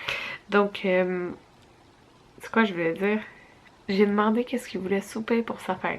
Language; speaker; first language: French; native; French